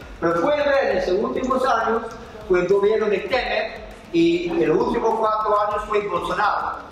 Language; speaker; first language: Spanish; non-native, fluent; English